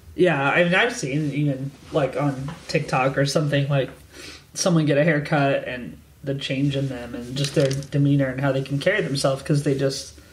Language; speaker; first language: English; native; English